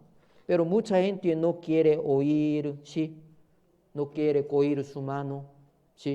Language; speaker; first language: Spanish; non-native, learner; Korean